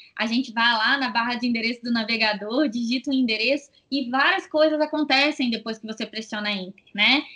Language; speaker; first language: Portuguese; native; Portuguese